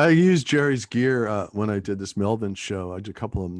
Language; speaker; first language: English; native; English